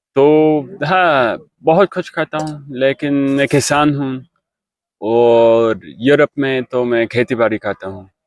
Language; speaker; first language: Hindi; non-native, learner; English